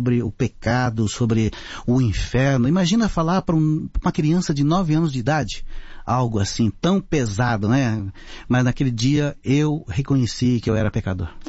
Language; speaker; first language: Portuguese; non-native, local second language; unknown